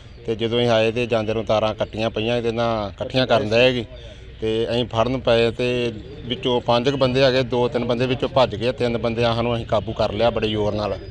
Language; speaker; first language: Punjabi; native; Punjabi